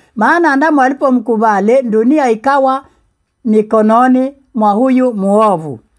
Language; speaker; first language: Swahili; non-native, local second language; Meru